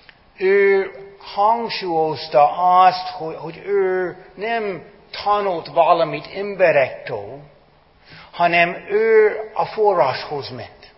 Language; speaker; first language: Hungarian; non-native, fluent; English